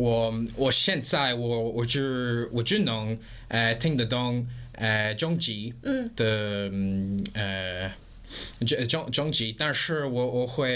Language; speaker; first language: Chinese; non-native, learner; English